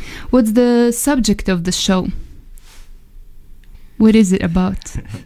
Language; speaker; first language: English; non-native, fluent; Latvian